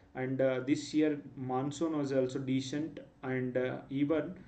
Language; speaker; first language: English; non-native, local second language; Kannada